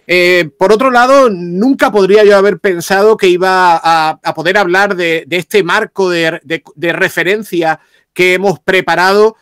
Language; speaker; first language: Spanish; native; Spanish